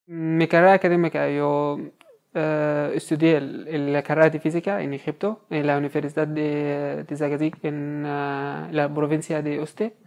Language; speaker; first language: Spanish; non-native, fluent; Arabic